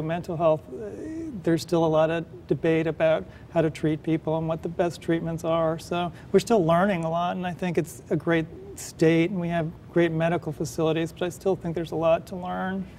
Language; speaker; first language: English; native; English